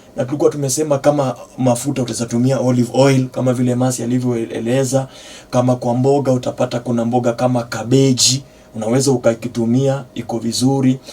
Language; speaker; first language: Swahili; non-native, local second language; Gusii